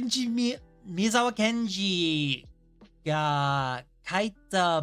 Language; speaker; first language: Japanese; non-native, learner; English